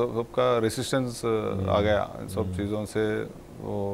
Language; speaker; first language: Hindi; non-native, local second language; Telugu